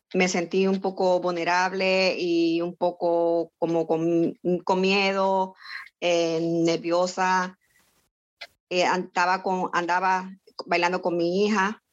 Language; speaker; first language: Spanish; native; Spanish